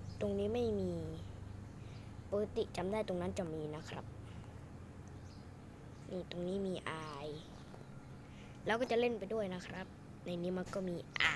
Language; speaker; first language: Thai; native; Thai